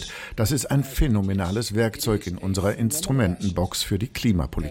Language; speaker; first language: German; native; German